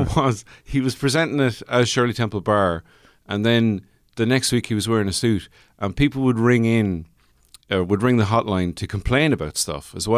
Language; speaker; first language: English; native; English